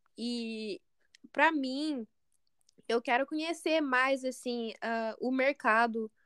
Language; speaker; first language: Portuguese; non-native, fluent; English